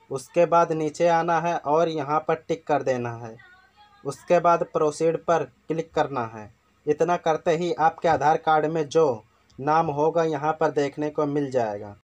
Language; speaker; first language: Hindi; native; Hindi